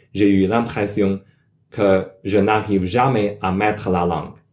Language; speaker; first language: French; non-native, learner; Chinese